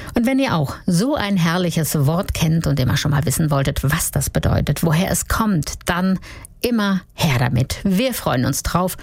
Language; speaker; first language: German; native; German